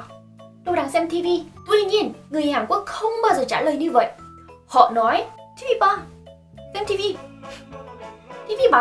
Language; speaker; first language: Vietnamese; non-native, fluent; Korean